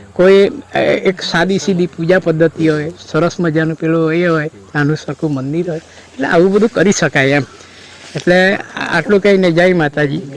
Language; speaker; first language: Gujarati; non-native, local second language; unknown